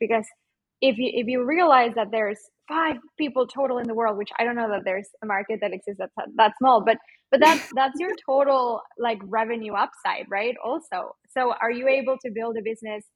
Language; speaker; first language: English; non-native, fluent; Spanish